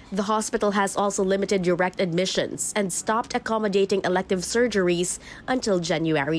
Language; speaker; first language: English; non-native, local second language; Filipino